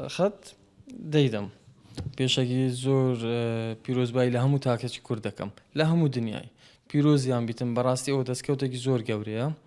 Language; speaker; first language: Central Kurdish; non-native, local second language; Kurdish